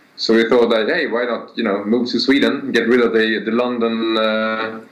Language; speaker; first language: English; non-native, fluent; Swedish